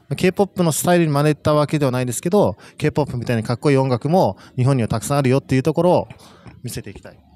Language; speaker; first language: Japanese; native; Japanese